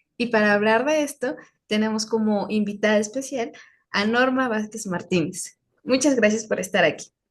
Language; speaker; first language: Spanish; native; Spanish